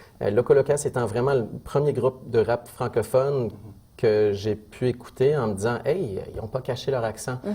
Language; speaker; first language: French; native; French